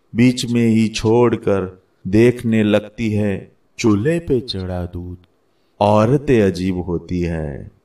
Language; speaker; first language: Hindi; non-native, local second language; Gujarati